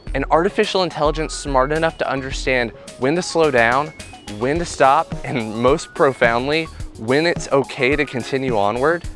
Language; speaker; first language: English; native; English